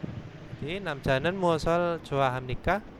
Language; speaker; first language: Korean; non-native, fluent; Indonesian